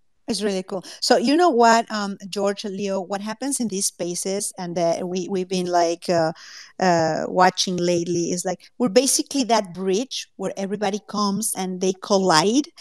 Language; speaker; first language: English; non-native, fluent; Spanish